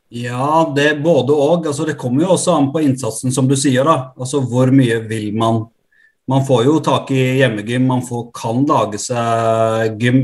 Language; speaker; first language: Norwegian; early bilingual, other home language; Arabic